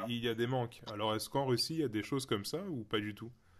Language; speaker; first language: French; native; French